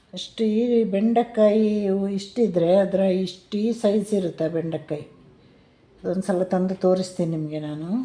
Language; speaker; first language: Kannada; non-native, local second language; Malayalam